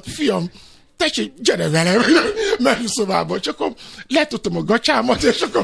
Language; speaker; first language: Hungarian; non-native, fluent; Yoruba